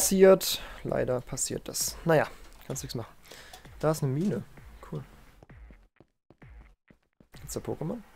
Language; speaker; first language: German; native; German